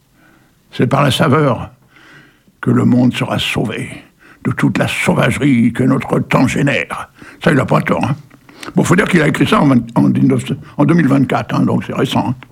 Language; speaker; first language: French; native; French